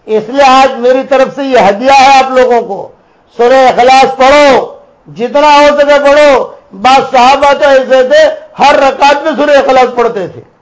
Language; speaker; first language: Urdu; non-native, local second language; Gujarati